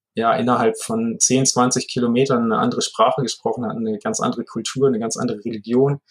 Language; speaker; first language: German; native; German